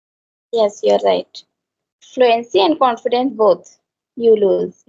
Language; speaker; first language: English; non-native, learner; Hindi